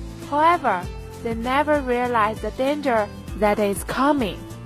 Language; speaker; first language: English; non-native, learner; Chinese